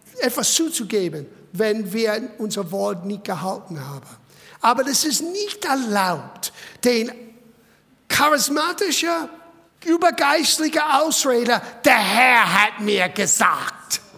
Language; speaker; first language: German; non-native, fluent; English